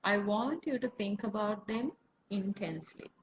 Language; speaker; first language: English; non-native, local second language; Sinhala